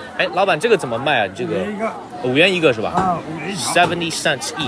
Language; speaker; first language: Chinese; non-native, learner; English